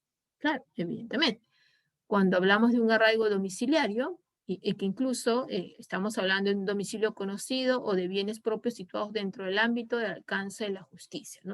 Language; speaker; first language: Spanish; native; Spanish